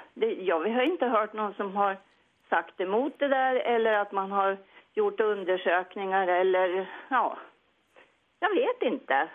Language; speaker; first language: Swedish; native; Swedish